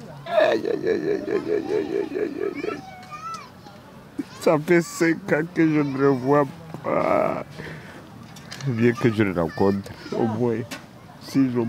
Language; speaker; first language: French; non-native, local second language; Kinyarwanda